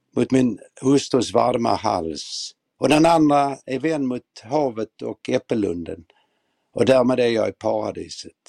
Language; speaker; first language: Swedish; native; Swedish